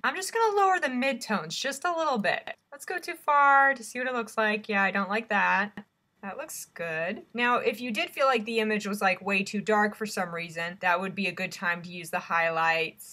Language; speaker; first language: English; native; English